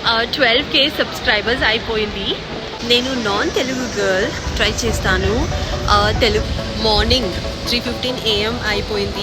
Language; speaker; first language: Telugu; non-native, learner; Kannada